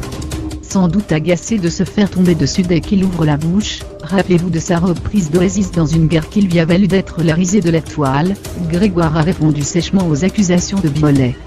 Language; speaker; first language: French; native; French